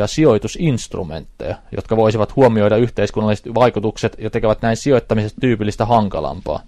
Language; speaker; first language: Finnish; native; Finnish